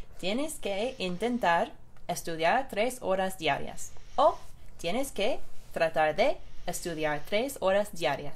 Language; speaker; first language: Spanish; non-native, fluent; English